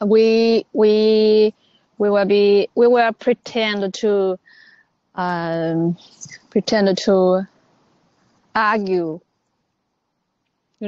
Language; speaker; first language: English; non-native, learner; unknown